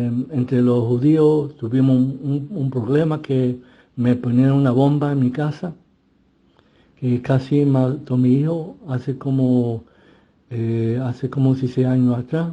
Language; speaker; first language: Spanish; early bilingual, heritage; Spanish